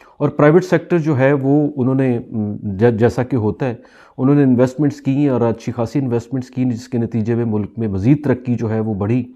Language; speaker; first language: Urdu; native; Urdu